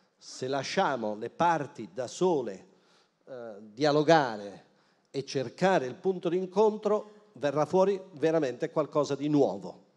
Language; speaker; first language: Italian; native; Italian